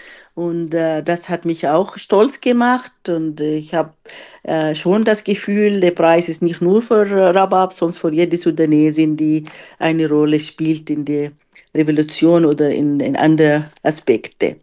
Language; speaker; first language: German; non-native, fluent; Arabic